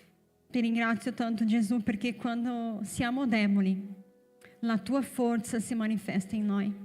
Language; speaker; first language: Italian; non-native, fluent; Portuguese